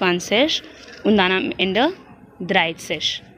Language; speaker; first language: German; non-native, fluent; Hindi